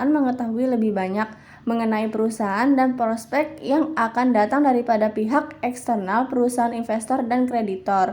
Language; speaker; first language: Indonesian; native; Indonesian